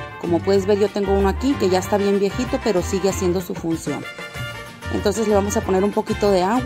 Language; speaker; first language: Spanish; native; Spanish